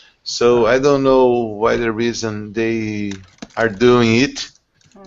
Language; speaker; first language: English; non-native, learner; Portuguese